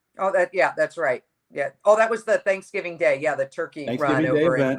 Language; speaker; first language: English; native; English